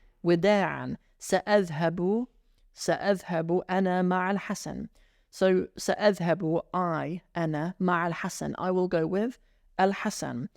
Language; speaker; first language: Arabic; non-native, fluent; English